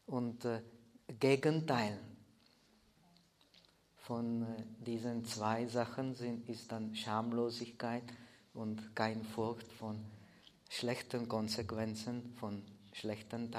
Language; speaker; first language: German; non-native, fluent; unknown